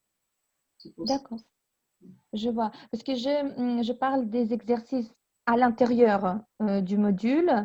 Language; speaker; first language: French; non-native, fluent; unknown